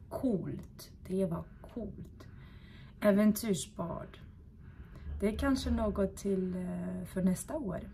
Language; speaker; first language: Swedish; non-native, fluent; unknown